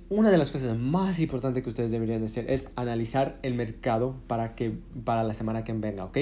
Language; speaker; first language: Spanish; early bilingual, heritage; Spanish